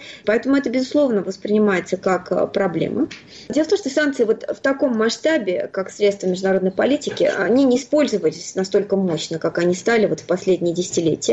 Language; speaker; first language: Russian; native; Russian